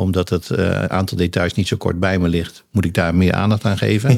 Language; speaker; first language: Dutch; native; Dutch